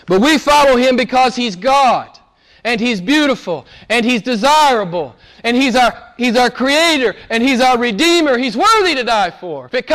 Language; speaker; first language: English; native; English